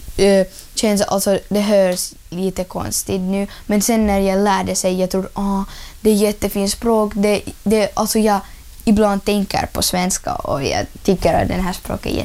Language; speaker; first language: Swedish; non-native, learner; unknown